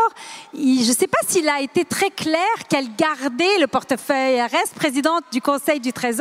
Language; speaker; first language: French; native; French